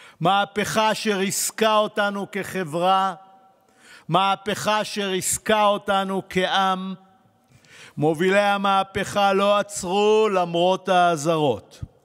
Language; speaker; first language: Hebrew; native; Hebrew